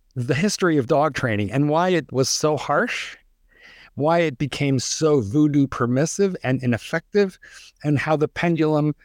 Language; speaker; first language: English; native; English